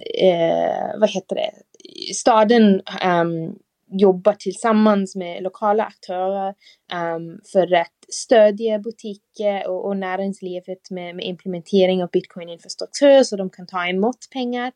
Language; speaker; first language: Swedish; non-native, fluent; English